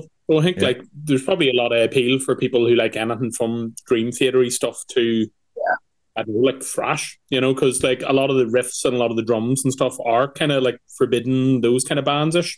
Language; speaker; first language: English; native; English